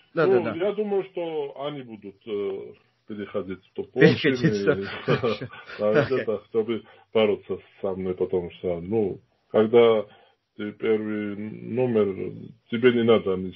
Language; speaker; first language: Russian; non-native, fluent; Georgian